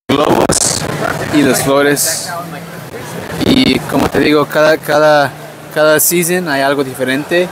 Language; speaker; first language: Spanish; early bilingual, other home language; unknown